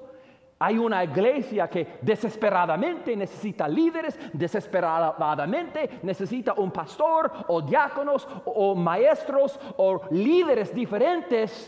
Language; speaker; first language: Spanish; non-native, fluent; English